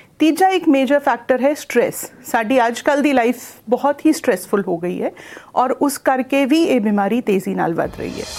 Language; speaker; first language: Punjabi; non-native, local second language; Hindi